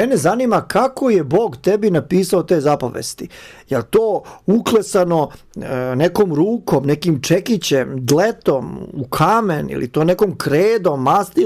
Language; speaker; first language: Bosnian; native; Bosnian